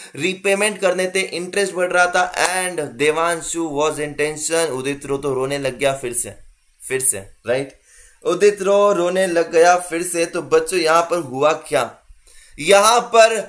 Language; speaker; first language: Hindi; non-native, local second language; Marathi